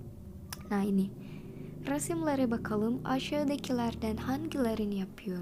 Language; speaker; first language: Turkish; non-native, fluent; Indonesian